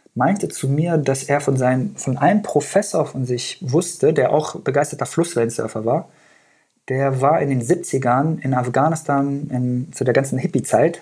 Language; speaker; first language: German; early bilingual, other home language; Persian